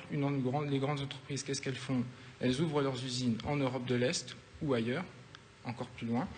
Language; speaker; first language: French; native; French